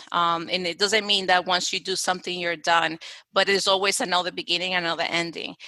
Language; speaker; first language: English; non-native, fluent; Spanish